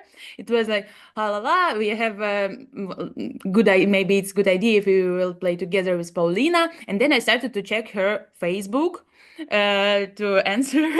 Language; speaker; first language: English; non-native, learner; Russian